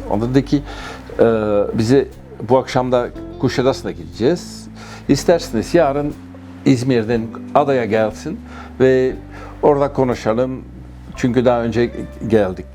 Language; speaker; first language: Turkish; non-native, fluent; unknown